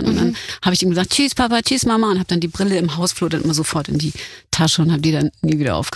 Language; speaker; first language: German; native; German